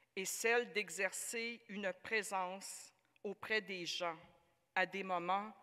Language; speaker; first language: French; native; French